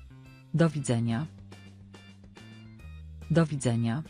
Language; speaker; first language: Polish; non-native, learner; Spanish